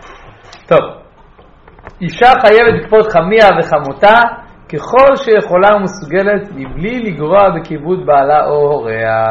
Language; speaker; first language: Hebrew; non-native, fluent; English